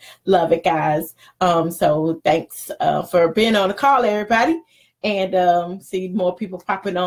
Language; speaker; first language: English; native; English